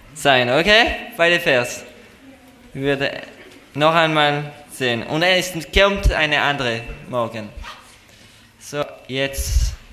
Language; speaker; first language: German; non-native, learner; French